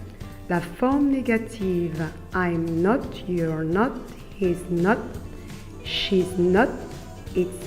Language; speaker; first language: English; non-native, fluent; French